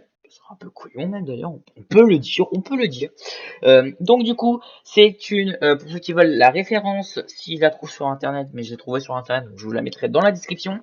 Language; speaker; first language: French; native; French